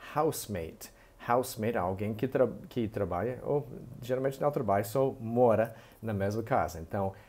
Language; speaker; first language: Portuguese; non-native, fluent; English